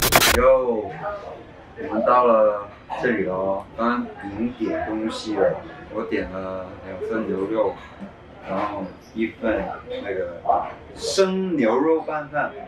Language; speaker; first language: Chinese; non-native, local second language; Cantonese